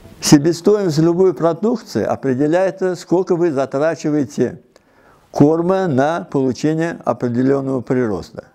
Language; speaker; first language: Russian; non-native, local second language; Uzbek